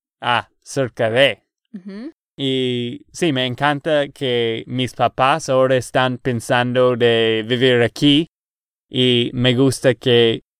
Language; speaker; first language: Spanish; non-native, fluent; English